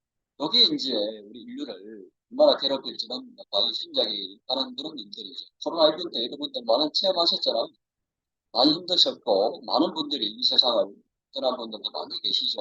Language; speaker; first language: Korean; native; Korean